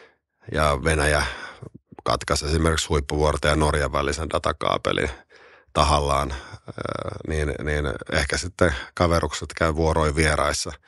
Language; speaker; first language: Finnish; native; Finnish